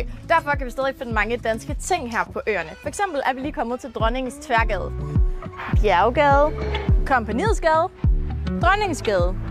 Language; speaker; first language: Danish; native; Danish